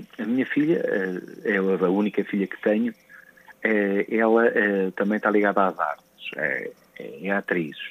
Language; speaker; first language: Portuguese; native; Portuguese